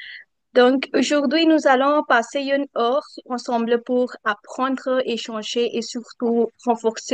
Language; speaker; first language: French; non-native, fluent; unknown